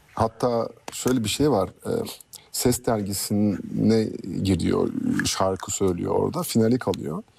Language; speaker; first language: Turkish; early bilingual, heritage; French